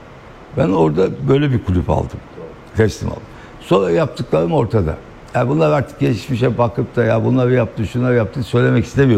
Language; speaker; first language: Turkish; native; Turkish